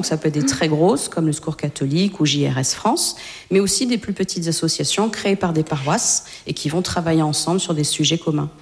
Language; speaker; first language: French; native; French